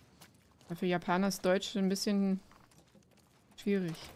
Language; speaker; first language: German; native; German